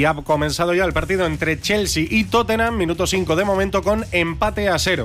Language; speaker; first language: Spanish; native; Spanish